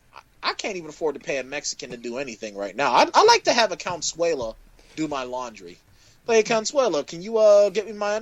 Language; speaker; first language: English; native; English